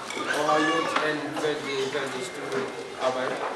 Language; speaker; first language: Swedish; non-native, learner; French